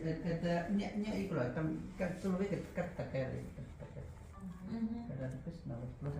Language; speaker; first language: Russian; non-native, learner; Chinese